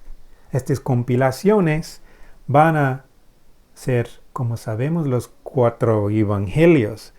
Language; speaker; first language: Spanish; non-native, fluent; English